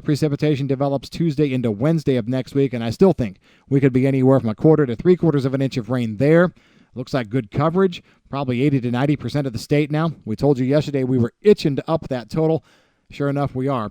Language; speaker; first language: English; native; English